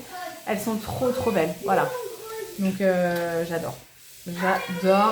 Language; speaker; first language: French; native; French